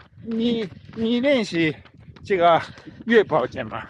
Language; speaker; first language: Chinese; non-native, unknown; Japanese